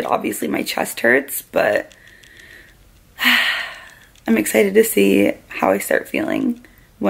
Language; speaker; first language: English; native; English